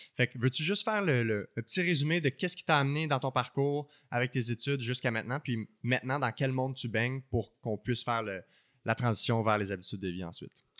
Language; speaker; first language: French; native; French